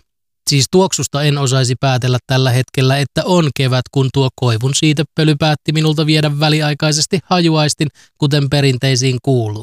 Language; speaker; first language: Finnish; native; Finnish